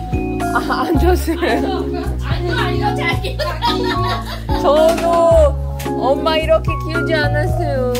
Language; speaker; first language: Korean; non-native, fluent; Polish